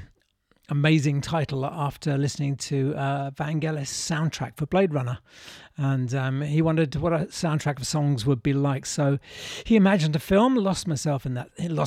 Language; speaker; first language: English; native; English